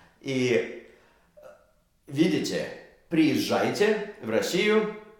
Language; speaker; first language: Russian; native; Russian